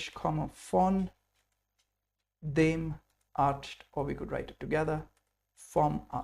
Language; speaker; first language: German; non-native, fluent; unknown